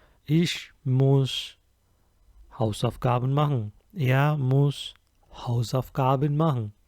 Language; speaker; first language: German; non-native, fluent; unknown